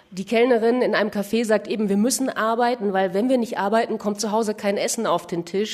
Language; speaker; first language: German; native; German